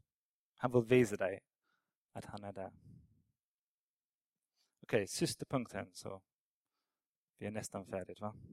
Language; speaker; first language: Swedish; non-native, fluent; English